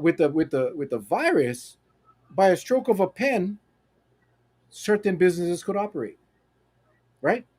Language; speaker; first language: English; native; English